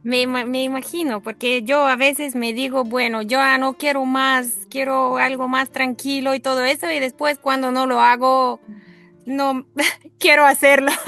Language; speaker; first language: Spanish; non-native, fluent; Bulgarian